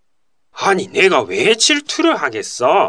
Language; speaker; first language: Korean; non-native, fluent; Japanese